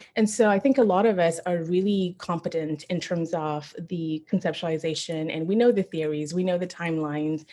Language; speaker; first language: English; non-native, local second language; Shona